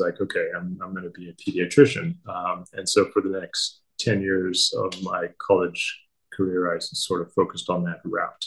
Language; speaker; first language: English; native; English